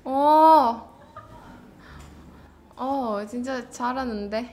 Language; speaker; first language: Korean; non-native, learner; Indonesian